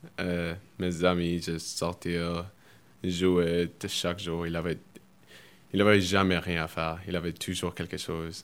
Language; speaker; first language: French; early bilingual, other home language; Spanish